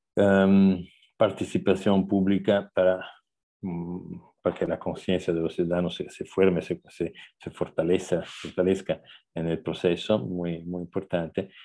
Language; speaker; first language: Spanish; non-native, fluent; Italian